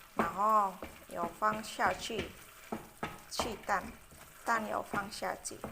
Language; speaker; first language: Chinese; non-native, learner; Indonesian